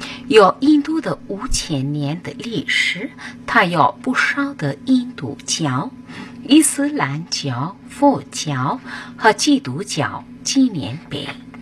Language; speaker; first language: Chinese; non-native, learner; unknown